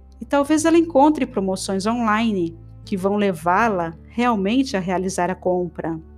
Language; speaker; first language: Portuguese; native; Portuguese